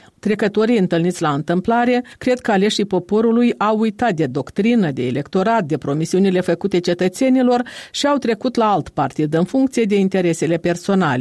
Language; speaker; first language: Romanian; native; Romanian